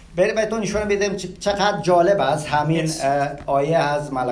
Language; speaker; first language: Persian; early bilingual, heritage; Persian